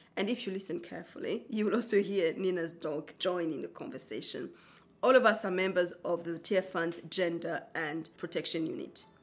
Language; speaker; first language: English; non-native, local second language; Kinyarwanda